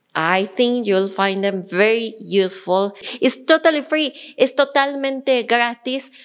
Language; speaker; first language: Spanish; native; Spanish